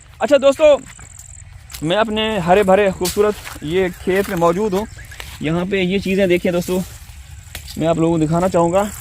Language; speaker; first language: Urdu; native; Urdu